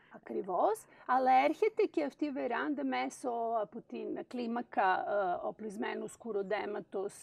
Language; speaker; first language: Greek; non-native, fluent; Serbian